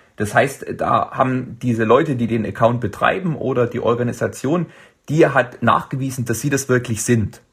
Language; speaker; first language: German; native; German